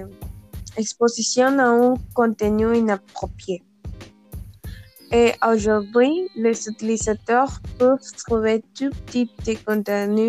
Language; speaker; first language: French; non-native, learner; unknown